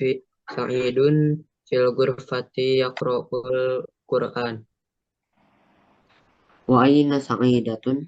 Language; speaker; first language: Arabic; non-native, learner; Indonesian